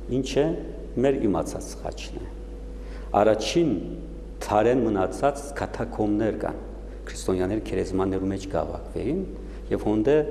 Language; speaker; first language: Armenian; early bilingual, heritage; Armenian